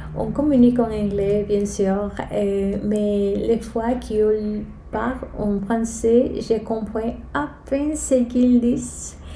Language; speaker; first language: French; non-native, fluent; Spanish